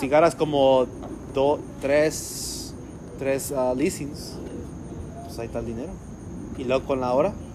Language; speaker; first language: Spanish; non-native, learner; English